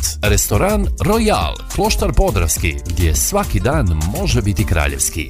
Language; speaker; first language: Croatian; native; Croatian